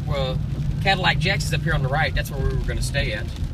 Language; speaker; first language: English; native; English